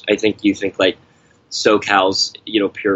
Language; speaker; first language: English; native; English